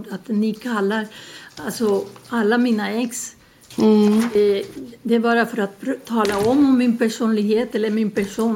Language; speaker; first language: Swedish; non-native, fluent; Spanish